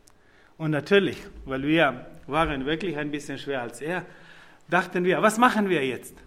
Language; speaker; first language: German; non-native, fluent; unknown